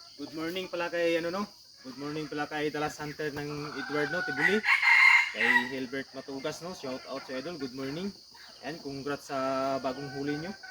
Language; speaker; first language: Filipino; non-native, local second language; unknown